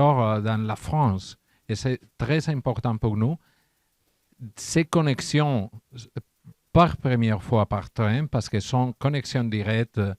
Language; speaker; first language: French; non-native, learner; Catalan